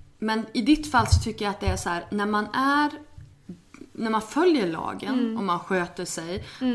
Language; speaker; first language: Swedish; native; Swedish